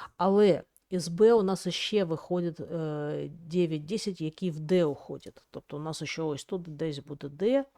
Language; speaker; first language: Ukrainian; native; Ukrainian